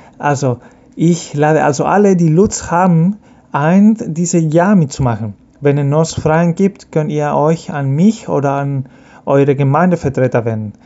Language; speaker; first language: German; early bilingual, heritage; Spanish